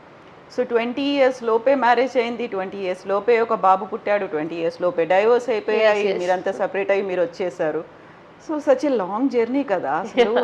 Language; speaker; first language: Telugu; native; Telugu